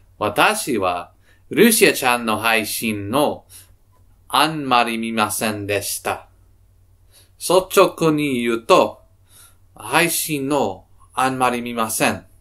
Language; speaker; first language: Japanese; non-native, learner; English